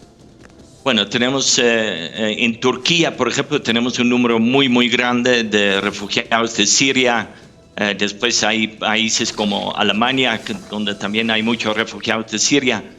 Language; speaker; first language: Spanish; non-native, fluent; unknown